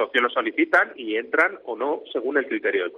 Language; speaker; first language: Spanish; native; Spanish